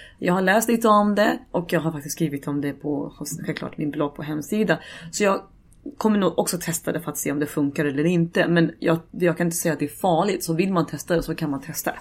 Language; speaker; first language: Swedish; early bilingual, other home language; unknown